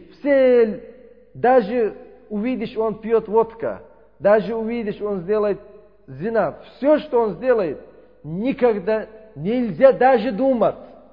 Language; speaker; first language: Russian; non-native, learner; Uzbek